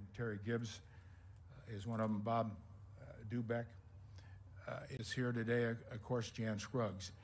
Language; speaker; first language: English; native; English